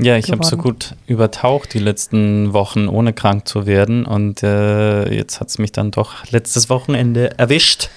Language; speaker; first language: German; native; German